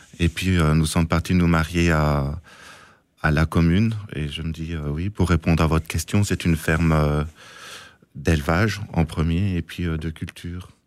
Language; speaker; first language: French; native; French